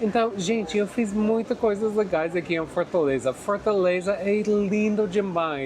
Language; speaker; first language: Portuguese; non-native, fluent; English